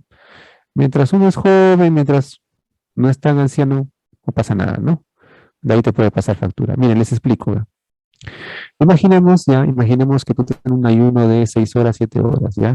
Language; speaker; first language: Spanish; native; Spanish